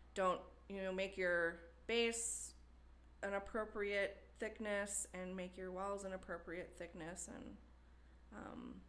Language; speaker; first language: English; native; English